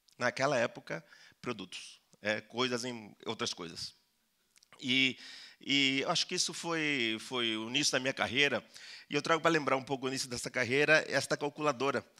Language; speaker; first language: Portuguese; early bilingual, other home language; Spanish